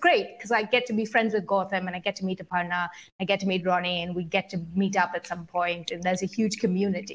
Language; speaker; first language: English; native; English